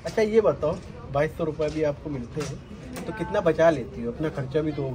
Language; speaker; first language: Hindi; native; Hindi